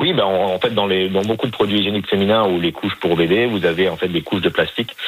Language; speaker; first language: French; native; French